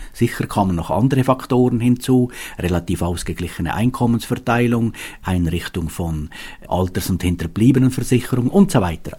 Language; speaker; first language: German; native; German